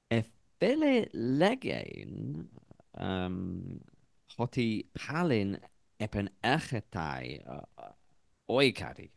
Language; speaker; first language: Greek; non-native, learner; English